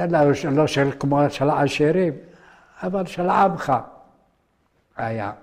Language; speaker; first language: Hebrew; early bilingual, other home language; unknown